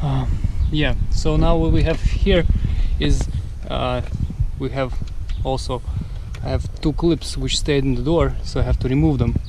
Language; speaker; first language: English; non-native, fluent; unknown